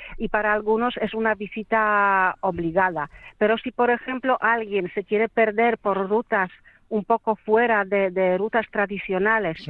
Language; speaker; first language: Spanish; non-native, fluent; Polish